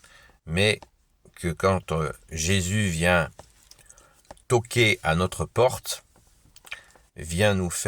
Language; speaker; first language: French; native; French